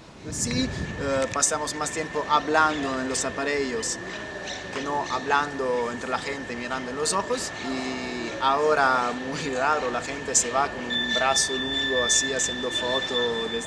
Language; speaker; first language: Spanish; non-native, learner; Italian